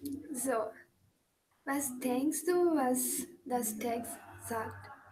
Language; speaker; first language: German; non-native, learner; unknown